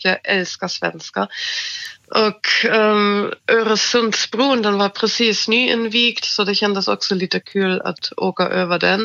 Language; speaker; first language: Swedish; non-native, fluent; German